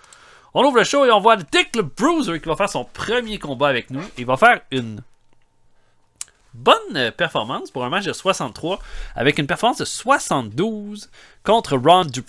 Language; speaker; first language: French; native; French